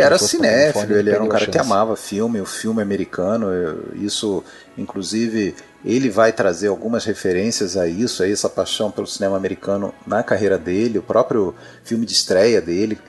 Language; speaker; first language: Portuguese; native; Portuguese